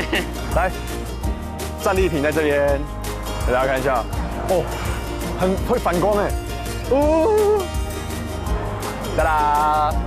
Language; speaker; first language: Chinese; native; Chinese